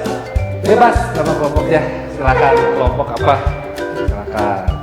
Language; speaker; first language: Indonesian; native; Indonesian